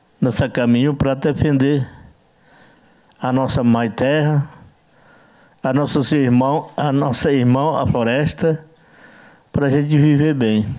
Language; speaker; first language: Portuguese; non-native, learner; Yanomámi